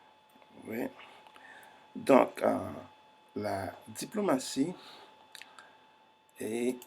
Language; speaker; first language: French; non-native, fluent; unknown